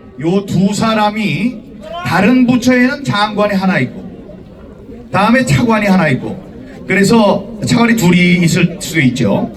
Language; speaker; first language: Korean; native; Korean